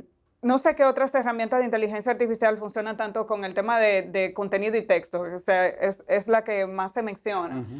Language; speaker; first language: Spanish; native; Spanish